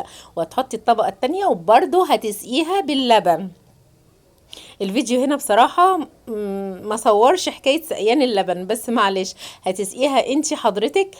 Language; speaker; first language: Arabic; native; Arabic